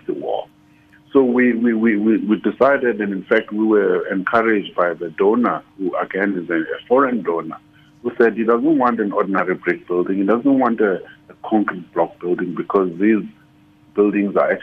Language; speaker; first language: English; non-native, local second language; Xhosa